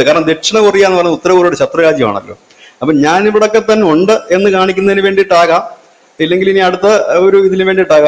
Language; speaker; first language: Malayalam; native; Malayalam